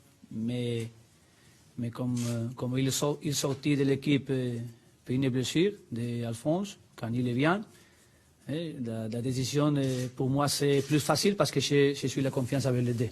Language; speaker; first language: French; non-native, learner; Spanish